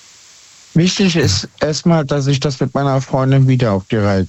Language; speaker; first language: German; native; German